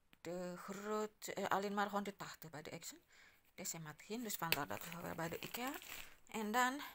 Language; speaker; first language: Dutch; non-native, learner; Indonesian